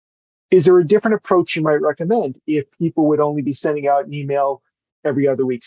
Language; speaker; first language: English; native; English